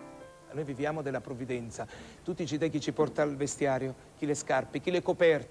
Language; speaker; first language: Italian; native; Italian